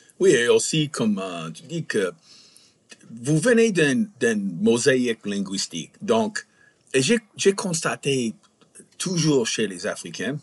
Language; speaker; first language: French; non-native, fluent; English